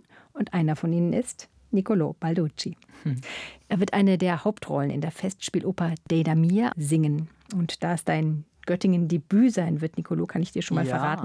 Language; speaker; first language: German; native; German